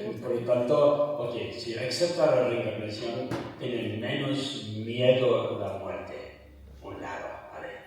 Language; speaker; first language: Spanish; non-native, fluent; Tibetan